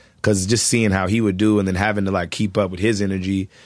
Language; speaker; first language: English; native; English